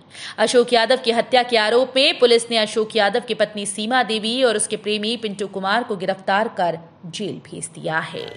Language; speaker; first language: Hindi; native; Hindi